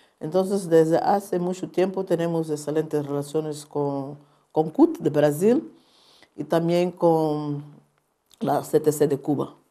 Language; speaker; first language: Spanish; non-native, fluent; Portuguese